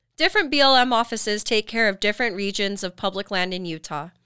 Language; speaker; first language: English; native; English